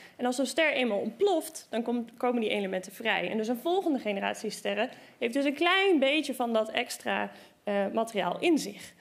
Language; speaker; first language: Dutch; native; Dutch